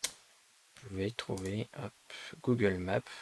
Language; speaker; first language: French; native; French